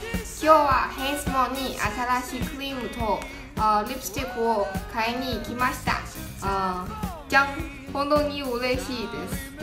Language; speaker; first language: Japanese; non-native, learner; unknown